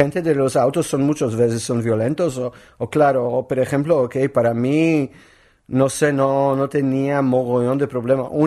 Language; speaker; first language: Spanish; non-native, learner; Polish